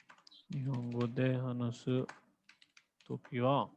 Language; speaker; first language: Japanese; non-native, fluent; Hindi